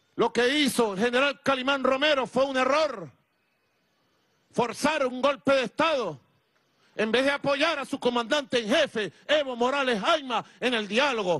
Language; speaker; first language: Spanish; native; Spanish